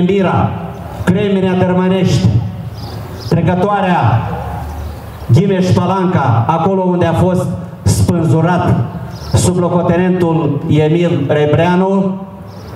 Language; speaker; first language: Romanian; native; Romanian